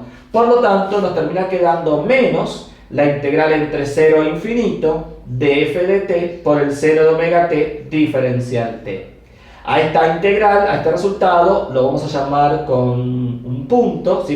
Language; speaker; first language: Spanish; native; Spanish